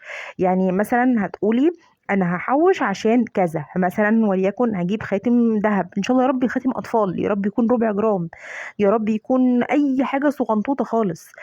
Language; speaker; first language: Arabic; native; Arabic